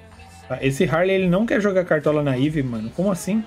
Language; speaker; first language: Portuguese; native; Portuguese